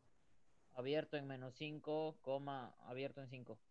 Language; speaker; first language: Spanish; native; Spanish